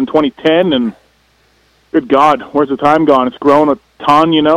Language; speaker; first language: English; native; English